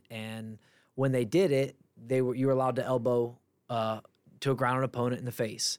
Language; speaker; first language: English; native; English